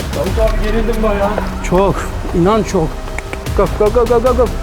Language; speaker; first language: Turkish; native; Turkish